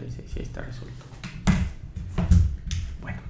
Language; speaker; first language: Spanish; native; Spanish